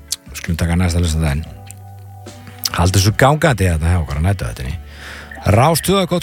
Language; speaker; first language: Icelandic; native; Icelandic